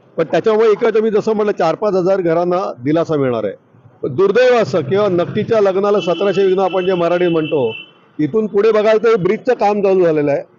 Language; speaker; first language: Marathi; native; Marathi